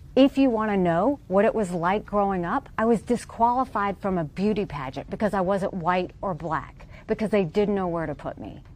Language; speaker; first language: English; native; English